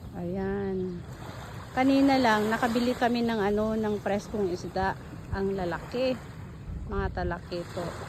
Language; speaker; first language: Filipino; non-native, local second language; Iloko